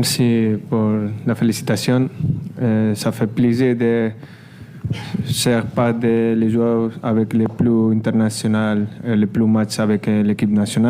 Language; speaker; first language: French; non-native, learner; Spanish